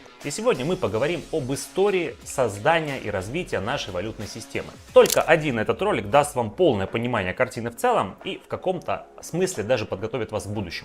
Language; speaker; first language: Russian; native; Russian